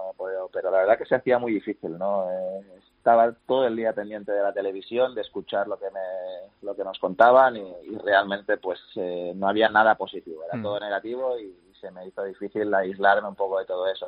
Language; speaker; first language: Spanish; native; Spanish